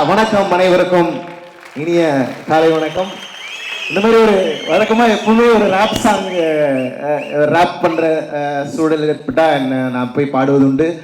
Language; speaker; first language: Tamil; native; Tamil